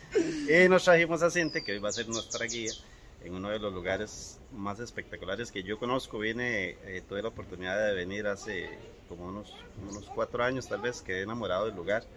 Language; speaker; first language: Spanish; native; Spanish